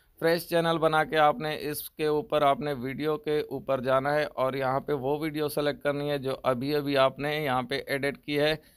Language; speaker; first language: Urdu; native; Urdu